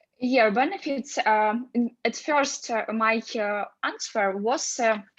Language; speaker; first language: English; non-native, fluent; Russian